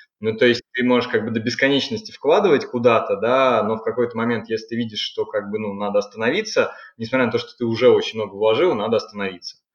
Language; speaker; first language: Russian; native; Russian